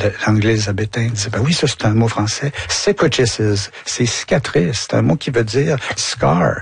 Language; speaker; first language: French; native; French